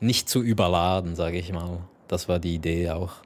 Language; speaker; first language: German; native; German